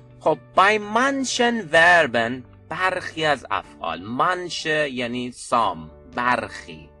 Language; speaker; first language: Persian; native; Persian